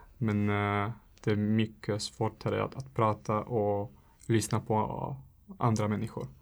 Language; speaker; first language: Swedish; non-native, learner; Italian